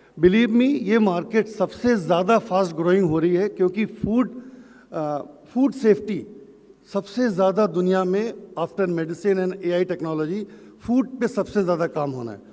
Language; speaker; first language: Hindi; native; Hindi